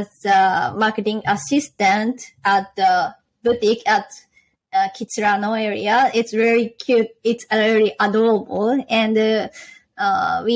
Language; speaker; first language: English; non-native, learner; Japanese